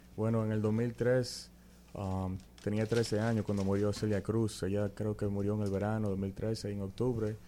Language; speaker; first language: Spanish; early bilingual, heritage; Spanish